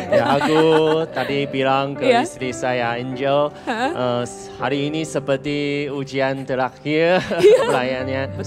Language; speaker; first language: Indonesian; non-native, fluent; Chinese